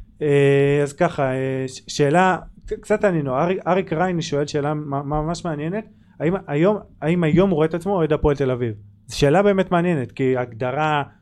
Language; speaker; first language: Hebrew; native; Hebrew